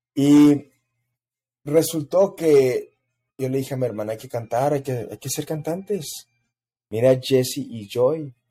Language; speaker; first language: Spanish; early bilingual, heritage; Spanish